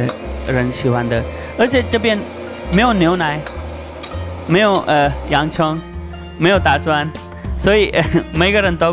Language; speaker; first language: Chinese; non-native, learner; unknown